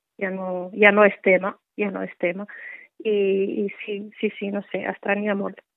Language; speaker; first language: Catalan; non-native, fluent; Riffian